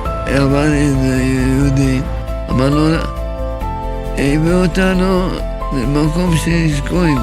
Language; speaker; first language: Hebrew; early bilingual, other home language; Arabic